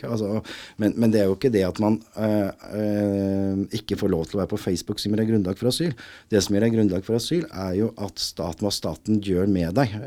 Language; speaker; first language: Norwegian; native; Norwegian